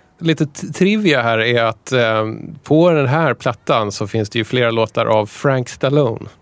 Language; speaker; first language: Swedish; native; Swedish